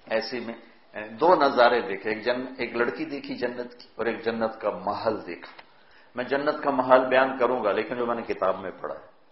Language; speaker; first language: Urdu; non-native, local second language; Punjabi